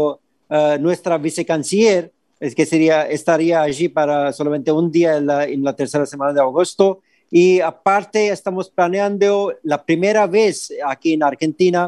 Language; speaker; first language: Spanish; non-native, fluent; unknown